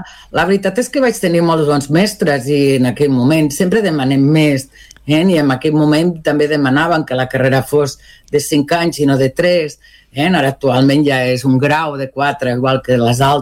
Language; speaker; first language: Catalan; non-native, local second language; Spanish